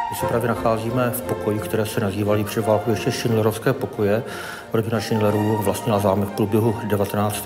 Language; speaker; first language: Czech; native; Czech